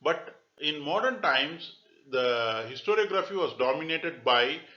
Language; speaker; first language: English; non-native, local second language; Tamil